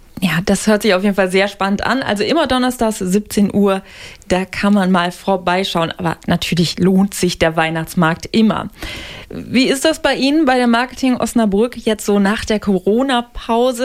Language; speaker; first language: German; native; German